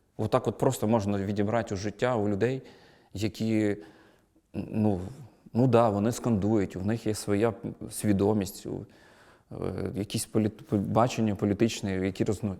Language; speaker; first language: Ukrainian; non-native, local second language; Russian